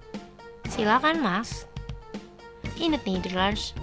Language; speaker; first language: Dutch; non-native, fluent; Indonesian